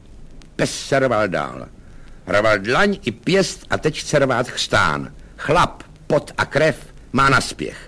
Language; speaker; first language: Czech; native; Czech